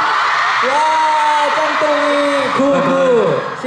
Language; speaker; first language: Chinese; non-native, learner; Korean